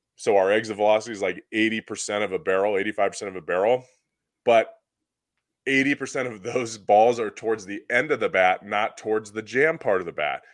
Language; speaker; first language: English; native; English